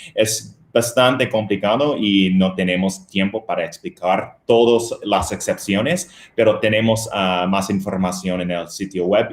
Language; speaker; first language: Spanish; non-native, fluent; English